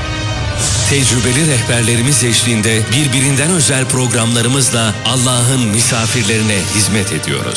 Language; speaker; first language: Turkish; native; Turkish